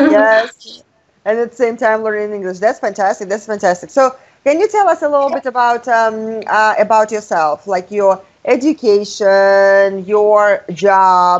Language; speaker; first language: English; non-native, fluent; Russian